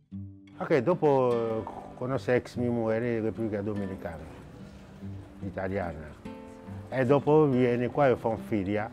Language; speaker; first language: Italian; non-native, learner; Haitian Creole